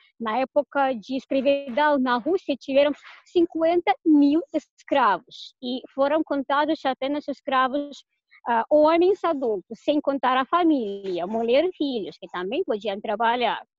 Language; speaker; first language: Portuguese; non-native, fluent; Russian